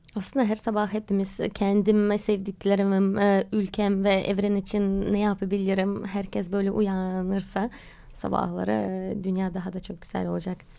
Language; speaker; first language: Turkish; non-native, fluent; Russian